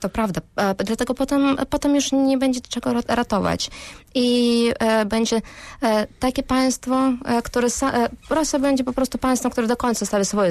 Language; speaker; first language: Polish; non-native, fluent; Russian